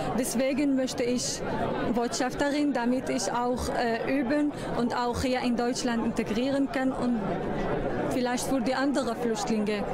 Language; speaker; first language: German; non-native, learner; Arabic